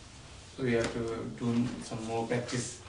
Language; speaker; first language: English; non-native, learner; Tibetan